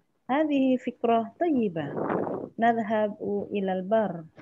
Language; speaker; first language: Arabic; non-native, learner; Indonesian